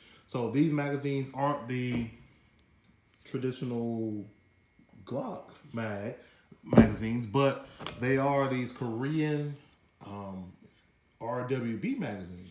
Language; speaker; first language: English; native; English